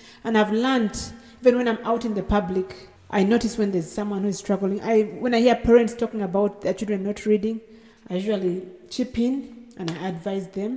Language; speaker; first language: English; non-native, local second language; Acoli